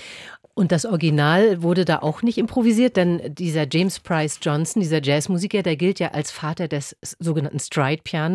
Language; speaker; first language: German; native; German